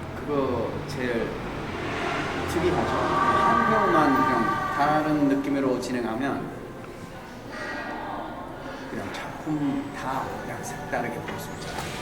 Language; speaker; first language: Korean; early bilingual, heritage; English